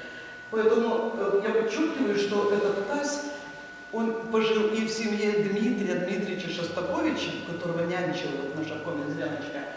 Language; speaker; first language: Russian; native; Russian